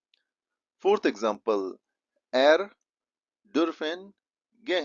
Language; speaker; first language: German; non-native, fluent; Hindi